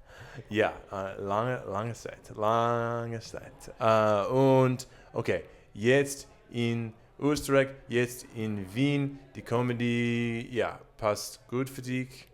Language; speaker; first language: German; non-native, learner; English